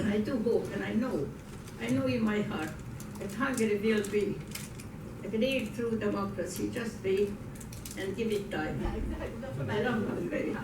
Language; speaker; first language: English; non-native, fluent; Hungarian